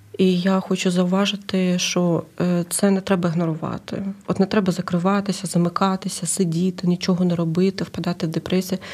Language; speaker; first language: Ukrainian; native; Ukrainian